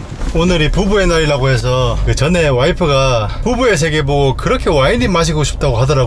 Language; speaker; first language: Korean; native; Korean